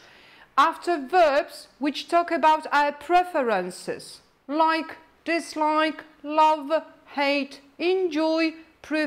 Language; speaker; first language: English; non-native, fluent; Polish